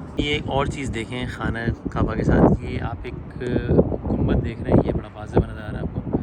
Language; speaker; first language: Urdu; native; Urdu